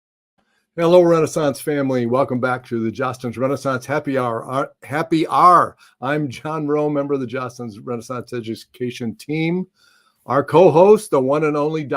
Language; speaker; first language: English; native; English